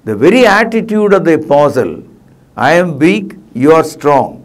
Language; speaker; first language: English; non-native, local second language; Tamil